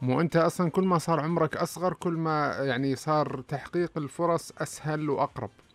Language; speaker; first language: Arabic; native; Arabic